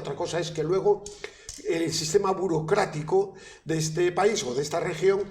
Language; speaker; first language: Spanish; native; Spanish